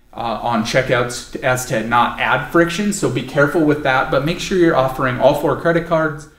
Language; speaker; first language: English; native; English